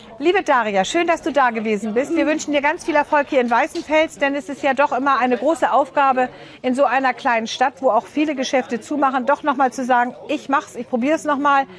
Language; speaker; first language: German; native; German